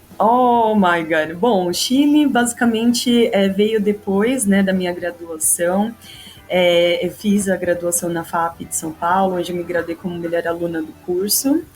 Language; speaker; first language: Portuguese; native; Portuguese